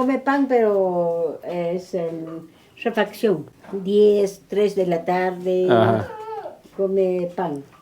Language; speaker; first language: Spanish; non-native, local second language; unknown